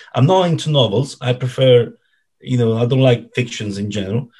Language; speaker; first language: English; non-native, fluent; Italian